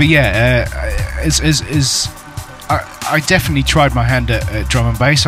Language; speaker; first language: English; native; English